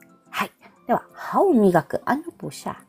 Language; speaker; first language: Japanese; non-native, fluent; Filipino